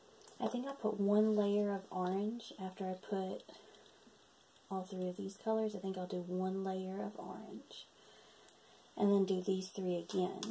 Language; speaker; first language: English; native; English